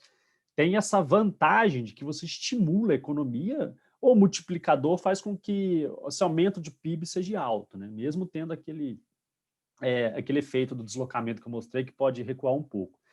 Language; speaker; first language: Portuguese; native; Portuguese